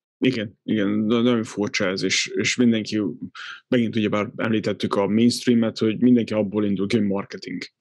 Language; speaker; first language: Hungarian; native; Hungarian